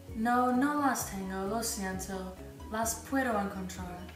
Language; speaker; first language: Spanish; non-native, learner; English